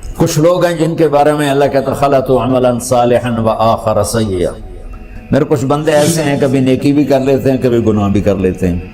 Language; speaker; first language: Urdu; non-native, local second language; Punjabi